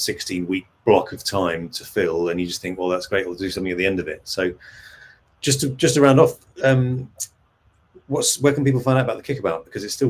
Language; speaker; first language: English; native; English